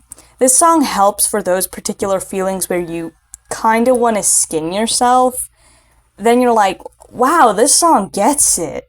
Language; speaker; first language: English; native; English